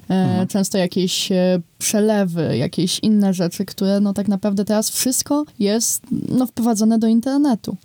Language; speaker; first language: Polish; native; Polish